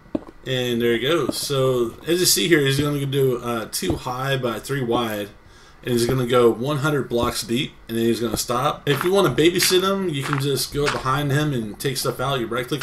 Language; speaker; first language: English; native; English